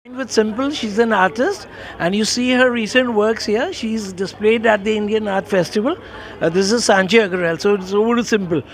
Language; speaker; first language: English; non-native, local second language; Bangla